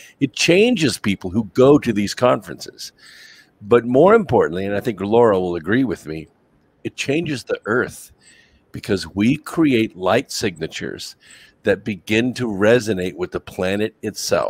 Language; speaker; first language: English; native; English